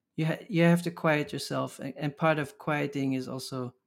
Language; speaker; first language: English; early bilingual, other home language; Dutch